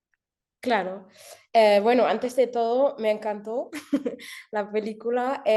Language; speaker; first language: Spanish; early bilingual, heritage; German